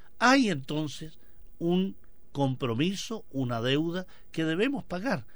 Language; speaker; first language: Spanish; native; Spanish